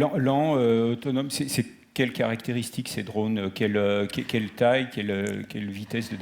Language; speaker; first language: French; native; French